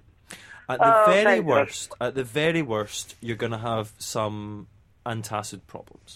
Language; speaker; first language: English; native; English